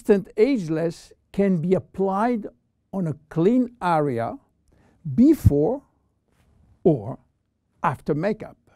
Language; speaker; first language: English; non-native, fluent; French